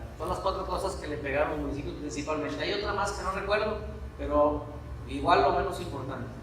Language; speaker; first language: Spanish; native; Spanish